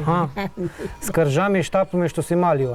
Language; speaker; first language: Bosnian; native; Bosnian